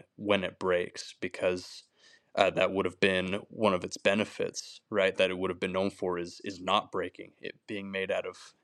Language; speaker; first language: English; native; English